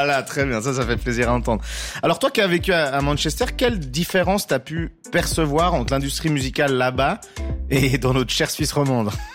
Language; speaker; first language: French; native; French